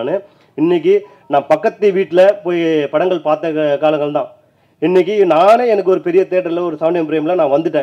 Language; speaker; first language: Tamil; native; Tamil